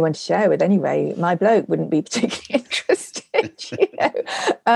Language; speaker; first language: English; native; English